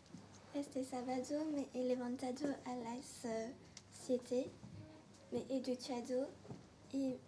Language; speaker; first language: Spanish; non-native, learner; French